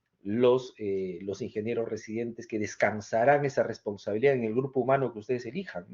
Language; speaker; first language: Spanish; native; Spanish